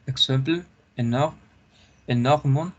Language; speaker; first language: French; non-native, learner; Spanish